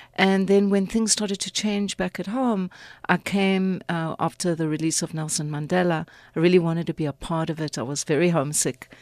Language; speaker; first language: English; native; English